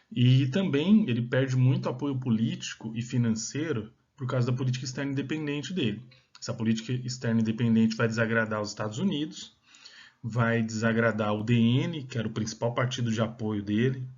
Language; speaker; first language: Portuguese; native; Portuguese